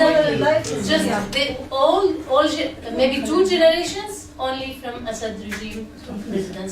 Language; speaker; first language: English; non-native, learner; Arabic